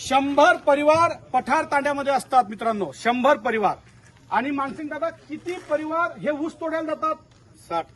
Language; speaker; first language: Marathi; non-native, local second language; Lambadi